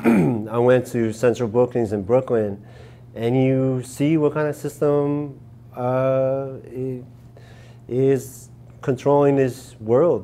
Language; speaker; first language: English; native; English